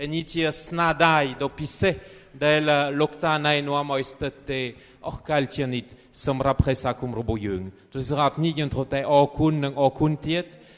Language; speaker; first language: Khmer; non-native, fluent; French